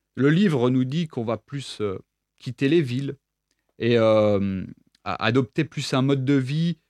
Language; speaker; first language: French; native; French